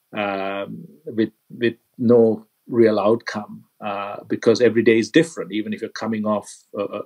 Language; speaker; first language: English; non-native, local second language; Sinhala